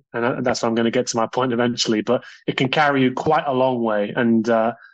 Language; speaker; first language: English; native; English